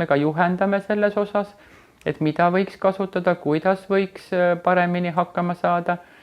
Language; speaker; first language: Estonian; non-native, local second language; Russian